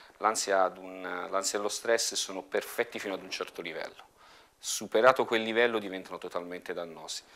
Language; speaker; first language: Italian; native; Italian